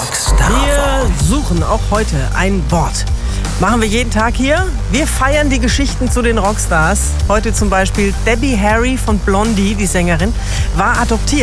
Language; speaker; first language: German; native; German